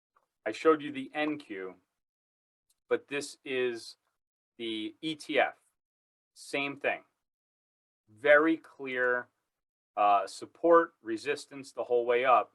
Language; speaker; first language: English; native; English